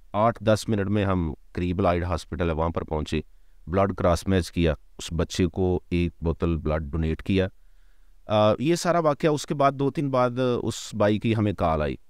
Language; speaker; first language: Urdu; non-native, local second language; Punjabi